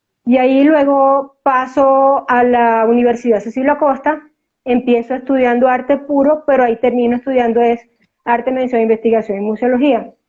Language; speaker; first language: Spanish; native; Spanish